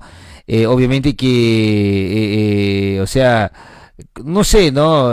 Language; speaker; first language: Spanish; native; Spanish